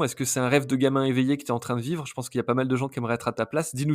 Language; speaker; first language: French; native; French